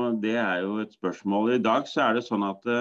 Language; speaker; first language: Norwegian; native; Norwegian